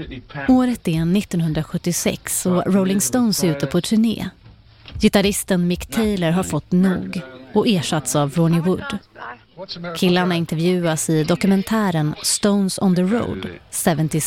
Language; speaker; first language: Swedish; native; Swedish